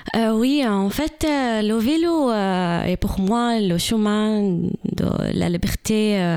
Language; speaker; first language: French; non-native, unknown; Arabic